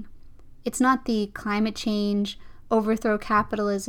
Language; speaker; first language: English; native; English